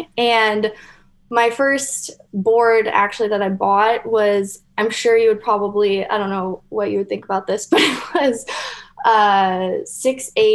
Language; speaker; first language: English; native; English